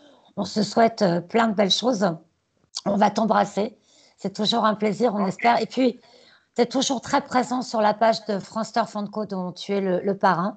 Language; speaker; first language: French; native; French